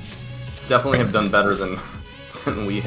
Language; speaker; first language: English; native; English